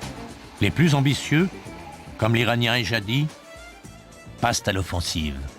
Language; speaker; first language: French; native; French